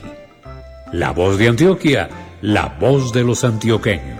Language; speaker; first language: Spanish; native; Spanish